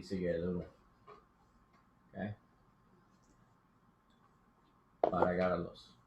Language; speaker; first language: Spanish; non-native, learner; English